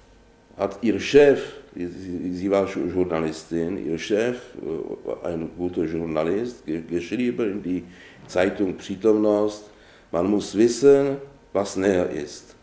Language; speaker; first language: German; non-native, fluent; Czech